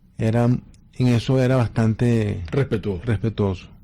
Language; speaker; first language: Spanish; native; Spanish